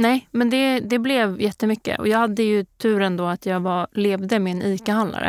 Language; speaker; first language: Swedish; native; Swedish